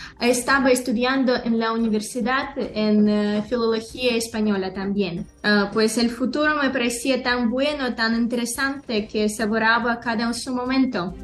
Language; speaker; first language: Spanish; non-native, learner; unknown